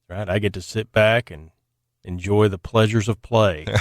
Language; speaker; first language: English; native; English